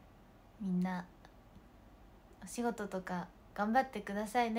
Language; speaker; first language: Japanese; native; Japanese